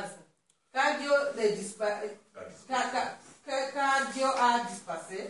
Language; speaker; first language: French; non-native, learner; Swahili